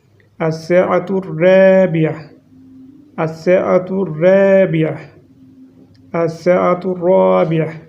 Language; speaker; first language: Arabic; non-native, fluent; Urdu